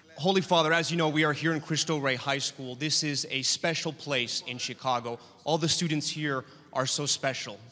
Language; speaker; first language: English; native; English